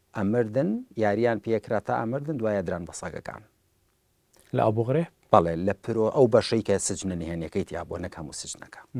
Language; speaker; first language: Central Kurdish; early bilingual, heritage; Central Kurdish